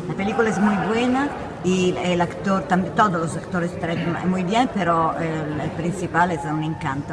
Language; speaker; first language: Spanish; non-native, fluent; Italian